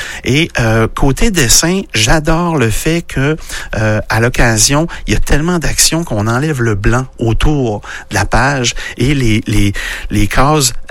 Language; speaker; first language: French; native; French